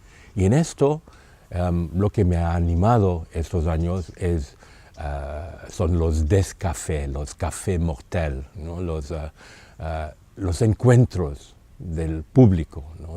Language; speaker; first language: Spanish; non-native, fluent; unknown